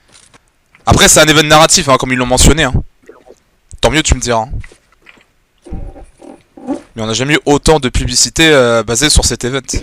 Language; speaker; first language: French; native; French